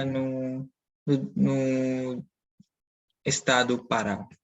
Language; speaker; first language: Portuguese; non-native, fluent; Dutch